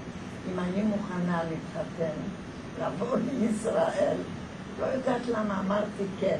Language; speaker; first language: Hebrew; non-native, fluent; Polish